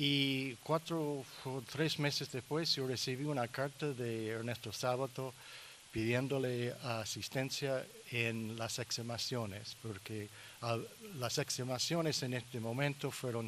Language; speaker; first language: Spanish; non-native, learner; English